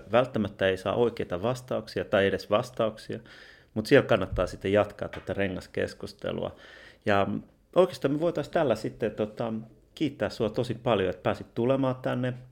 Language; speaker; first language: Finnish; native; Finnish